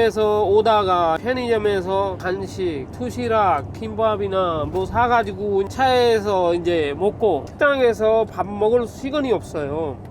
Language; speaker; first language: Korean; non-native, fluent; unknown